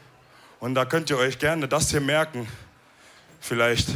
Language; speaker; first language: German; early bilingual, other home language; Wolof